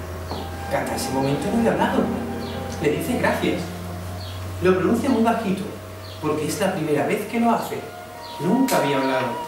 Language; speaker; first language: Spanish; native; Spanish